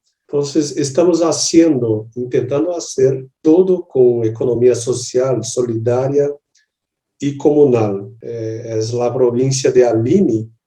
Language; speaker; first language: Spanish; non-native, learner; Portuguese